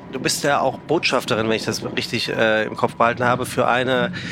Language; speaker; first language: German; native; German